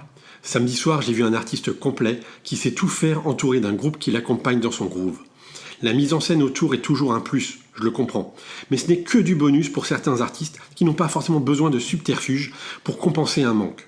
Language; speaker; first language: French; native; French